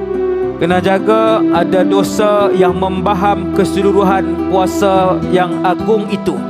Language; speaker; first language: Malay; native; Malay